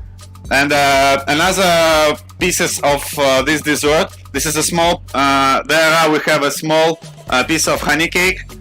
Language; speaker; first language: English; non-native, learner; Russian